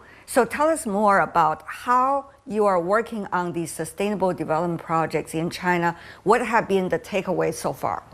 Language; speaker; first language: English; non-native, fluent; Chinese